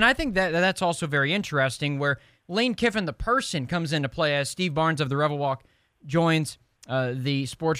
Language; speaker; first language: English; native; English